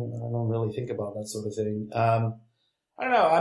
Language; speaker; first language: English; native; English